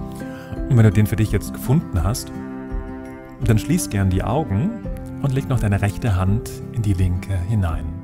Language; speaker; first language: German; native; German